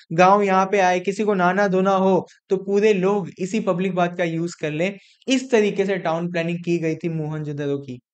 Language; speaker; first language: Hindi; non-native, local second language; Gujarati